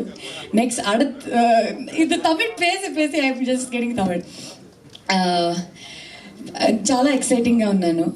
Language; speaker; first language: Telugu; non-native, learner; Kannada